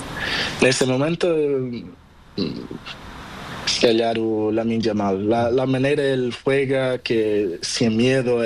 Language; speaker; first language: Spanish; non-native, learner; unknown